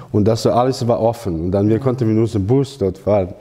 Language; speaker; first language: German; non-native, learner; Croatian